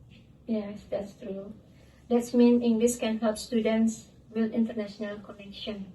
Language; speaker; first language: English; non-native, learner; Indonesian